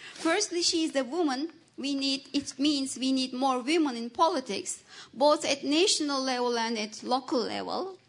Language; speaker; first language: English; non-native, fluent; Turkish